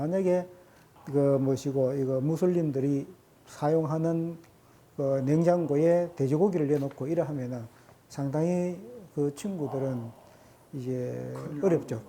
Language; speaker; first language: Korean; native; Korean